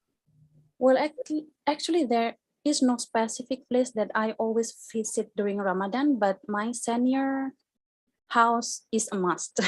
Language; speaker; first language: English; non-native, fluent; Indonesian